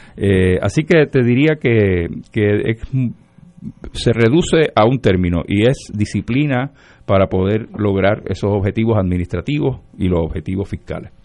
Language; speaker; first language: Spanish; native; Spanish